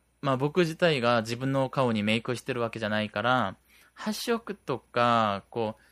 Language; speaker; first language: Japanese; non-native, fluent; Korean